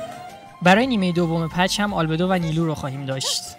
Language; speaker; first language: Persian; native; Persian